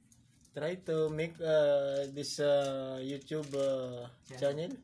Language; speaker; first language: English; non-native, learner; Filipino